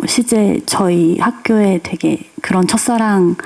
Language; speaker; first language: Korean; native; Korean